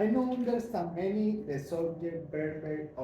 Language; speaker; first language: English; non-native, learner; Spanish